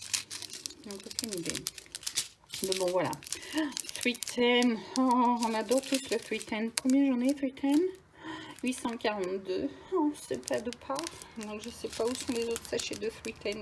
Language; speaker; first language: French; native; French